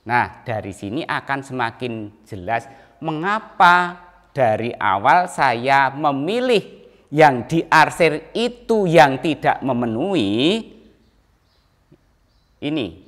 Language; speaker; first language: Indonesian; native; Indonesian